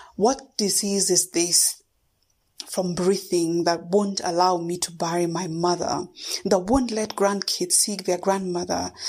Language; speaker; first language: English; non-native, local second language; Kikuyu